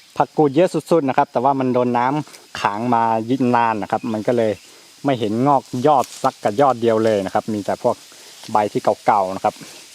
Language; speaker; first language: Thai; non-native, local second language; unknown